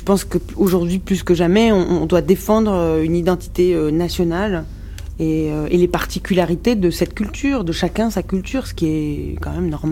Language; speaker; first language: French; non-native, local second language; Arabic